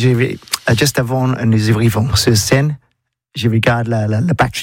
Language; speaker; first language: French; non-native, learner; English